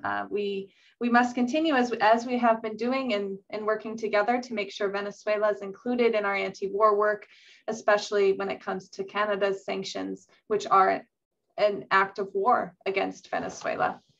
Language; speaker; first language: English; native; English